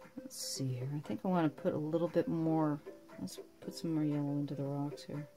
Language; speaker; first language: English; native; English